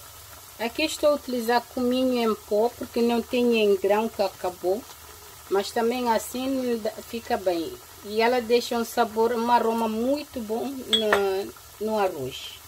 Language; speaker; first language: Portuguese; non-native, local second language; Upper Guinea Crioulo